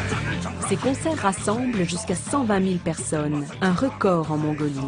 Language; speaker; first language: French; native; French